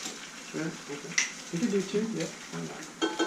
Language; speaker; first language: English; native; English